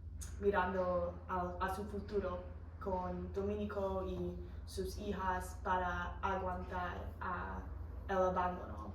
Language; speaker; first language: Spanish; non-native, fluent; English